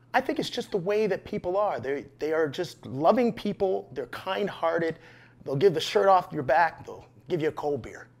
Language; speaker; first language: English; native; English